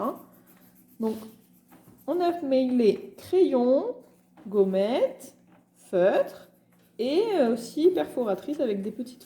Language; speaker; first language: French; native; French